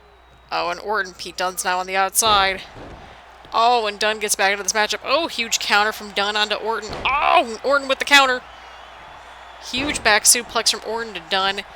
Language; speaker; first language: English; native; English